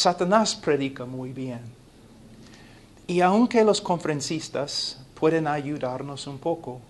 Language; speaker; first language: Spanish; non-native, fluent; English